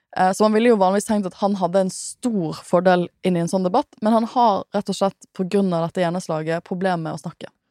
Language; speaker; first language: Norwegian; native; Norwegian